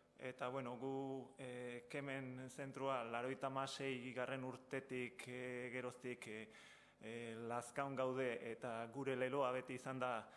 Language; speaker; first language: Basque; native; Basque